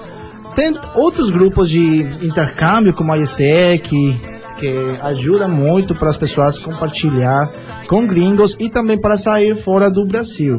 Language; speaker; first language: Portuguese; non-native, fluent; Spanish